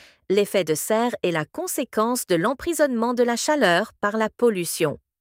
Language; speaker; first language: French; native; French